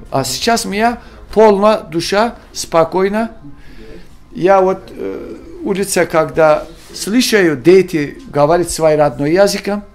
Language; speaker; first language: Russian; non-native, learner; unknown